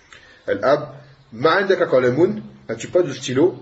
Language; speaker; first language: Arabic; non-native, fluent; French